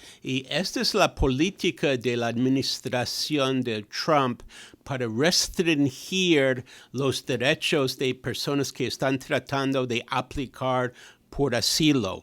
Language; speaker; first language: Spanish; non-native, fluent; English